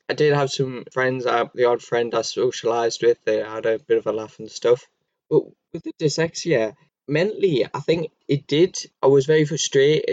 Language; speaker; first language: English; native; English